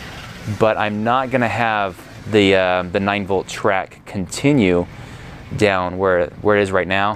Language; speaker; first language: English; native; English